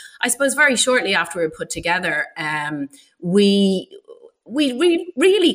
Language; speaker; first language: English; native; English